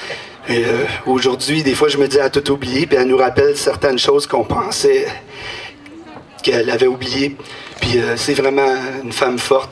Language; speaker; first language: French; native; French